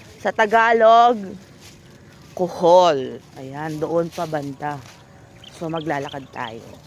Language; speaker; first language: Filipino; non-native, local second language; Pampanga